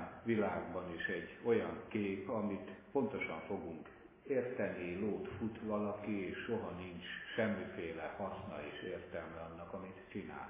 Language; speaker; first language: Hungarian; native; Hungarian